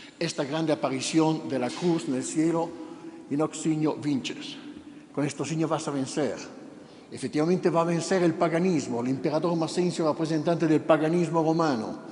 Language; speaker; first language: Spanish; non-native, fluent; Italian